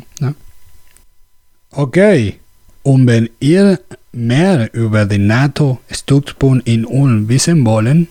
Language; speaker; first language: German; non-native, learner; Spanish